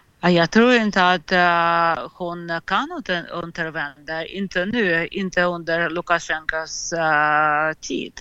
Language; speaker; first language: Swedish; non-native, fluent; Russian